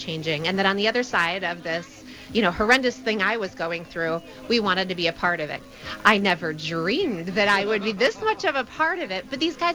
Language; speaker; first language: English; native; English